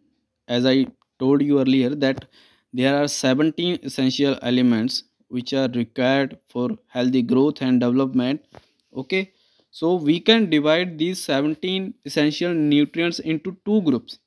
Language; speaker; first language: English; non-native, local second language; Punjabi